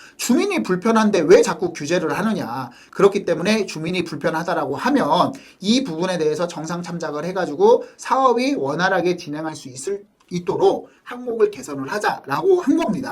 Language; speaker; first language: Korean; native; Korean